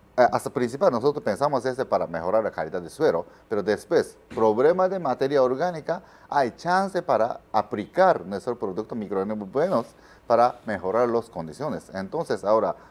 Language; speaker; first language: Spanish; non-native, learner; Japanese